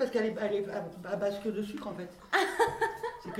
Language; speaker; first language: French; native; French